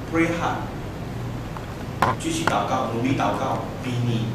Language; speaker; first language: Chinese; native; Chinese